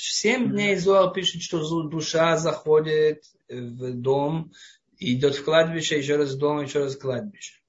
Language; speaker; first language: Russian; non-native, fluent; Hebrew